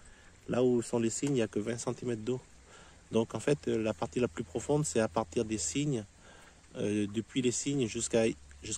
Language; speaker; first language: French; native; French